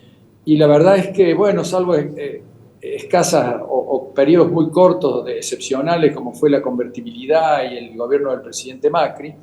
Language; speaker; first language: Spanish; native; Spanish